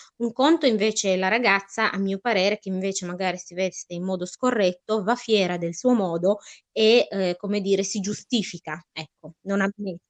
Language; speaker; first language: Italian; early bilingual, other home language; Arabic